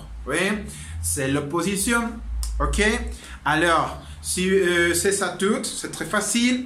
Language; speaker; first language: French; non-native, learner; Spanish